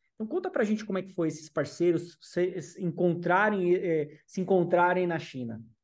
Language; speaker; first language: Portuguese; native; Portuguese